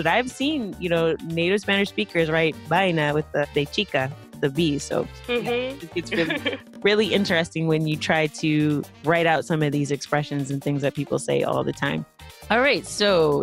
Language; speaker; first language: English; native; English